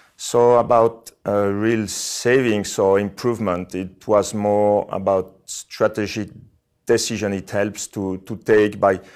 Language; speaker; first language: English; non-native, fluent; French